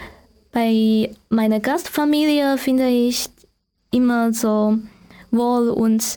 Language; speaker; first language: German; non-native, learner; Chinese